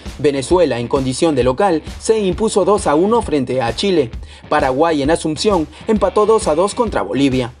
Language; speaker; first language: Spanish; native; Spanish